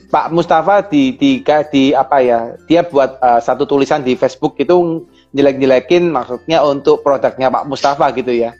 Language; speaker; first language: Indonesian; native; Indonesian